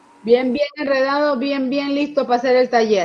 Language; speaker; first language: Spanish; native; Spanish